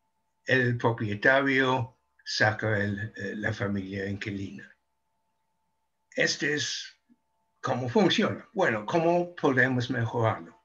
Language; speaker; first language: Spanish; non-native, fluent; English